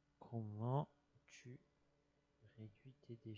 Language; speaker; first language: French; non-native, learner; English